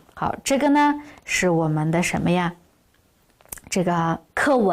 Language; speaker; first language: Chinese; non-native, local second language; Uyghur